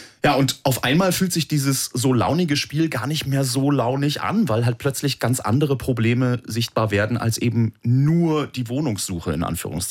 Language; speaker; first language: German; native; German